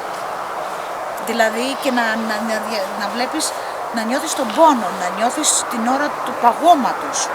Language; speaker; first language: Greek; native; Greek